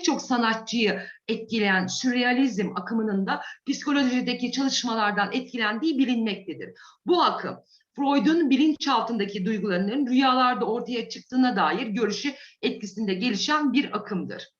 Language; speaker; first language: Turkish; native; Turkish